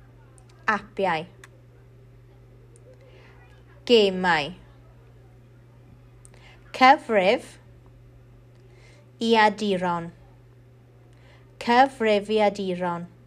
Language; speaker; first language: Welsh; non-native, local second language; English